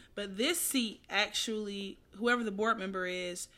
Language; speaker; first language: English; native; English